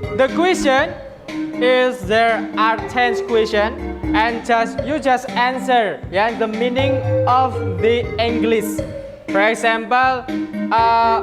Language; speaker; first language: English; non-native, learner; Indonesian